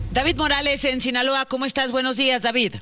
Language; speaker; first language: Spanish; native; Spanish